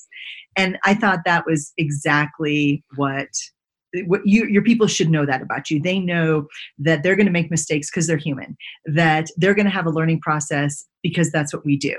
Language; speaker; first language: English; native; English